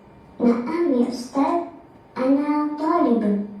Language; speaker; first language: Arabic; non-native, learner; Indonesian